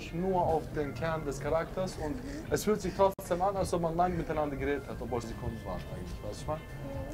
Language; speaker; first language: German; native; German